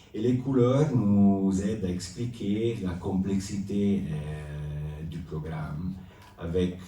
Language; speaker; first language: French; non-native, local second language; Italian